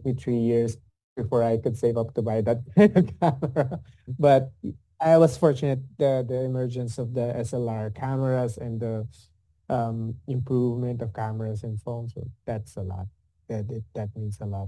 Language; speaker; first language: English; non-native, local second language; Filipino